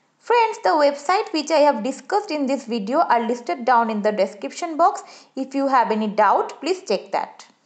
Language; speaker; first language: English; non-native, local second language; Bangla